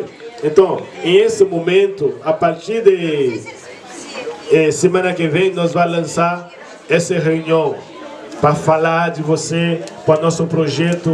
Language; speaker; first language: Portuguese; non-native, learner; Haitian Creole